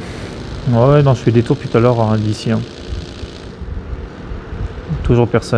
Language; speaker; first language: French; native; French